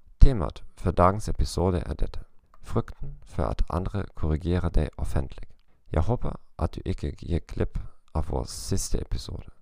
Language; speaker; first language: Norwegian; non-native, learner; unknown